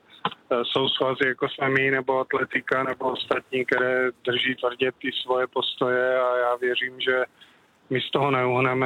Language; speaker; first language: Czech; native; Czech